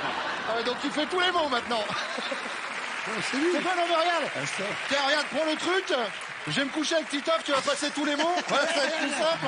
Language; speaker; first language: French; native; French